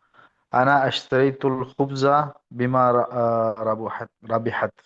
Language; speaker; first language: Arabic; non-native, fluent; Urdu